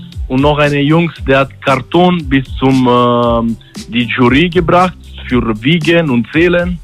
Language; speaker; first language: German; non-native, learner; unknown